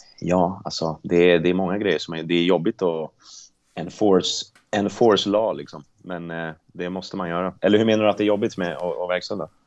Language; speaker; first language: Swedish; native; Swedish